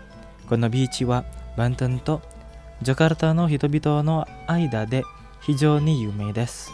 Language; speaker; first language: Japanese; non-native, fluent; Indonesian